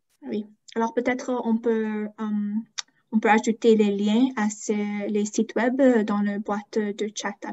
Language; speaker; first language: French; non-native, fluent; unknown